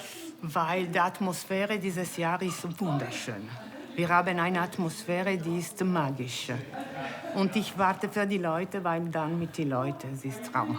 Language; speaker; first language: German; non-native, learner; Italian